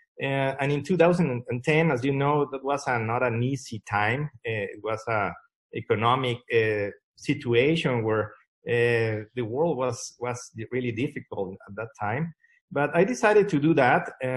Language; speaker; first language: English; non-native, fluent; Spanish